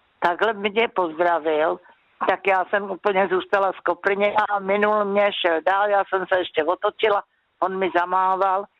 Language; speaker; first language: Czech; native; Czech